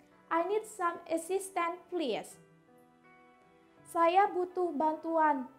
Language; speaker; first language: English; non-native, fluent; Indonesian